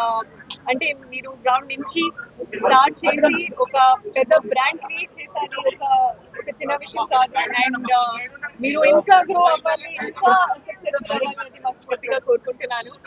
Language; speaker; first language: Telugu; non-native, local second language; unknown